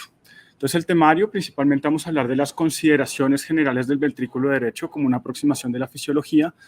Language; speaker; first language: Spanish; native; Spanish